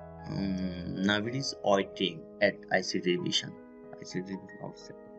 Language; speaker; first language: English; non-native, local second language; Bangla